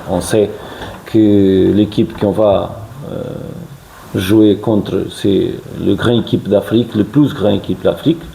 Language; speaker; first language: French; non-native, fluent; Portuguese